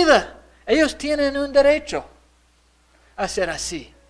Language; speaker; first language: Spanish; non-native, fluent; English